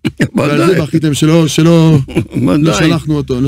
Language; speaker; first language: Hebrew; non-native, fluent; French